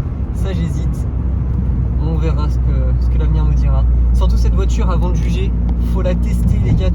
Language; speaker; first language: French; native; French